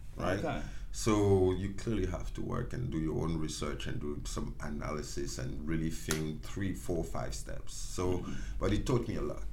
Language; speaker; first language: English; non-native, local second language; French